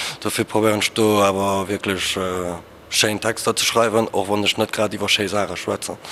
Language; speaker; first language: Luxembourgish; early bilingual, other home language; Portuguese